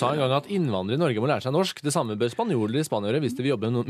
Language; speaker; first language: Norwegian; native; Norwegian